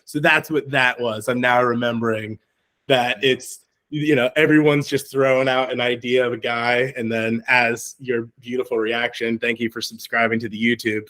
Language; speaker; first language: English; native; English